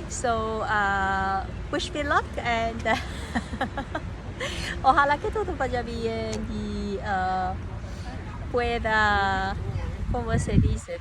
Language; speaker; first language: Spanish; non-native, learner; Cantonese